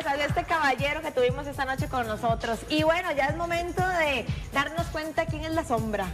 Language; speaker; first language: Spanish; native; Spanish